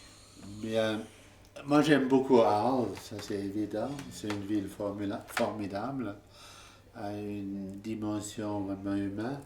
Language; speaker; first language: French; non-native, fluent; German